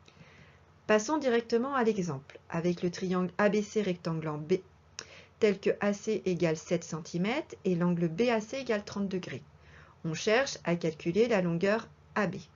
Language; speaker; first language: French; native; French